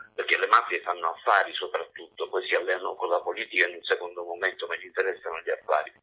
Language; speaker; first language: Italian; native; Italian